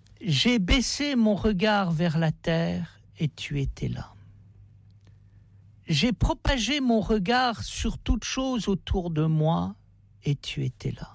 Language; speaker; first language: French; native; French